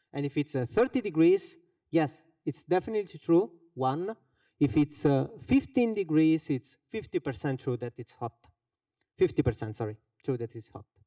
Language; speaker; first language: English; non-native, fluent; Finnish